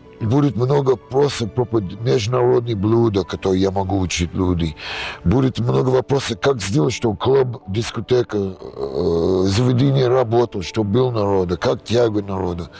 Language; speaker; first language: Russian; non-native, learner; English